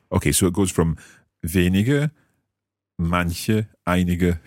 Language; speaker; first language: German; non-native, learner; English